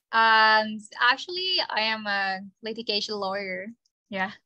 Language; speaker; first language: English; non-native, fluent; Thai